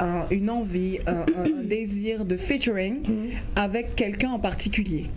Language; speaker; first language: French; native; French